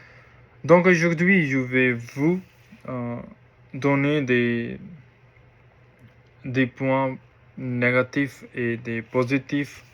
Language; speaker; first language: French; non-native, learner; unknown